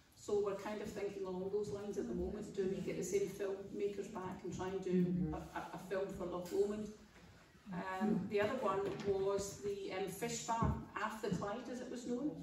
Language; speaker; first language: English; native; English